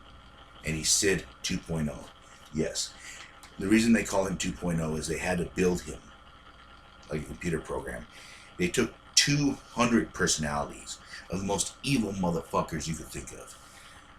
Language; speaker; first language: English; native; English